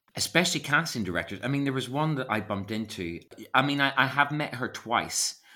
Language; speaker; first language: English; native; English